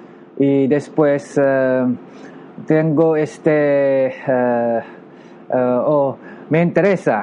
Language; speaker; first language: Spanish; non-native, learner; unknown